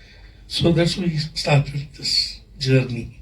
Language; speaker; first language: Kannada; non-native, local second language; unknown